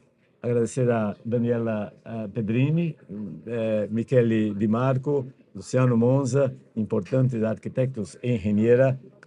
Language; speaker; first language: Spanish; non-native, fluent; Portuguese